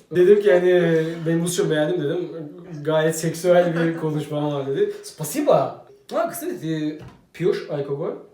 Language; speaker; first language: Russian; non-native, learner; Turkish